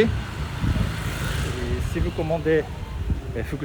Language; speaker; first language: French; non-native, learner; Japanese